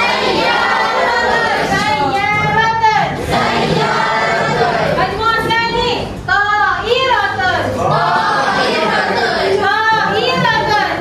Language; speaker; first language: Arabic; non-native, learner; Malay